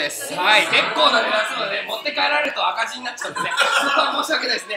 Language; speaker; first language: Japanese; native; Japanese